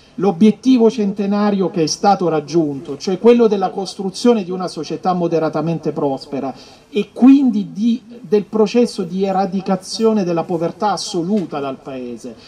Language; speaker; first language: Italian; native; Italian